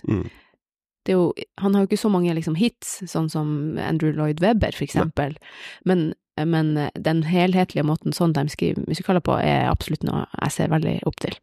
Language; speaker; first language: Norwegian; native; Norwegian